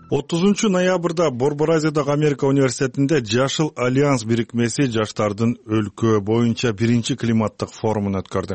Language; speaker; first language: Kyrgyz; native; Kyrgyz